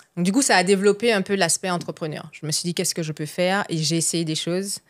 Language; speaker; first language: French; native; French